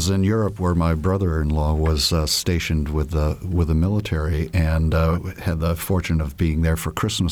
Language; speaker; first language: English; native; English